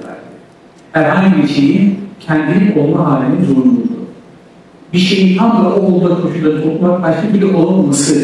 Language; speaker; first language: Turkish; native; Turkish